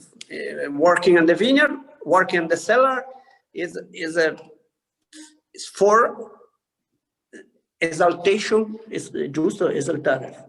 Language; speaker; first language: English; non-native, learner; Italian